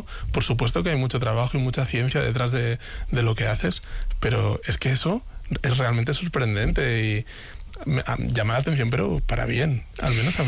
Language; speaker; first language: Spanish; native; Spanish